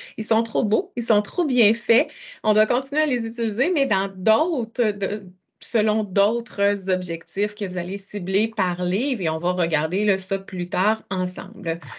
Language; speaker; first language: French; native; French